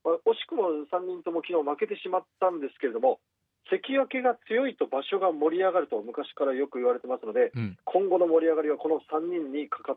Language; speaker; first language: Japanese; native; Japanese